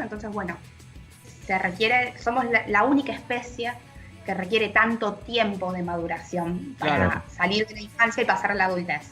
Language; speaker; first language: Spanish; native; Spanish